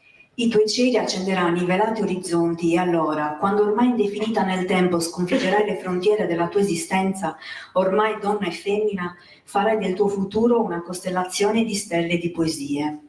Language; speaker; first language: Italian; native; Italian